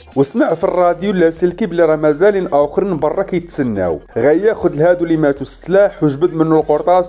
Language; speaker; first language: Arabic; native; Arabic